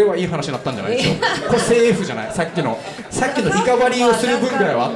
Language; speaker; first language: Japanese; native; Japanese